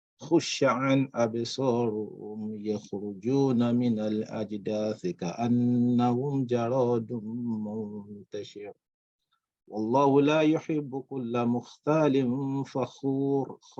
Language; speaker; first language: Arabic; non-native, fluent; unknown